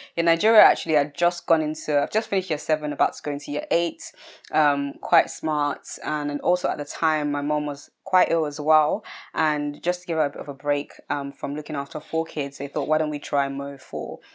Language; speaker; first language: English; early bilingual, other home language; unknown